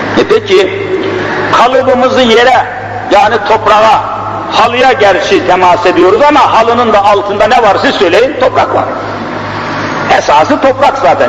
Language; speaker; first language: Turkish; native; Turkish